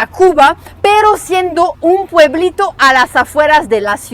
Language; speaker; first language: Spanish; native; Spanish